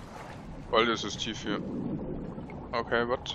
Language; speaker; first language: German; native; German